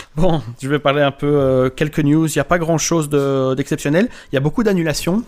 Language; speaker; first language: French; native; French